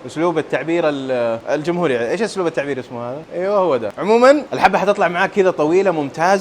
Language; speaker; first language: Arabic; native; Arabic